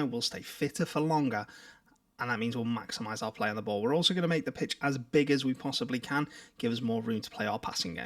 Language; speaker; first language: English; native; English